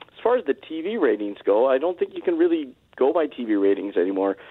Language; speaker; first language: English; native; English